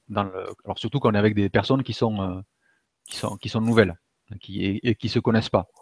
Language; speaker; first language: French; native; French